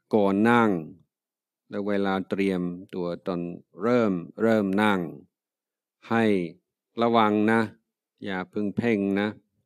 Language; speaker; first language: Thai; non-native, fluent; English